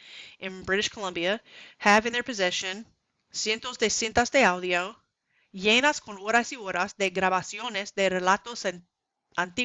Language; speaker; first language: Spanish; non-native, learner; English